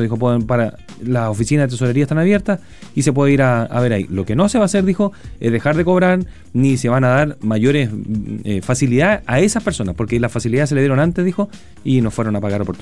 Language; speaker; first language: Spanish; native; Spanish